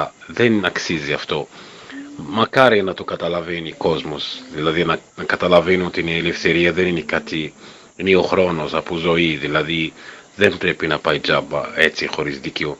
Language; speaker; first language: Greek; non-native, learner; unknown